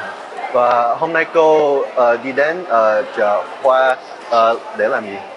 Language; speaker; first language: Vietnamese; early bilingual, heritage; Vietnamese